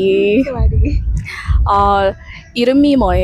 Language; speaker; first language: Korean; non-native, learner; Lao